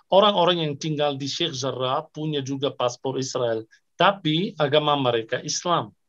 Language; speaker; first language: Indonesian; non-native, fluent; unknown